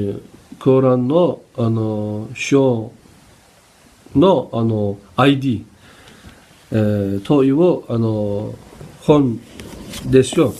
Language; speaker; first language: Japanese; non-native, fluent; Uyghur